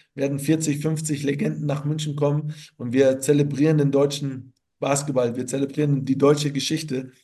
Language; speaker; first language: German; native; German